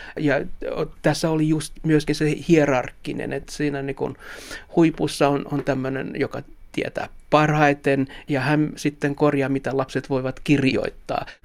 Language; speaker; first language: Finnish; non-native, local second language; Swedish